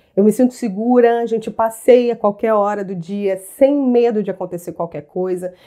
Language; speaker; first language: Portuguese; native; Portuguese